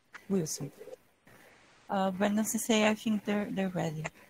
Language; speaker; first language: English; non-native, fluent; Portuguese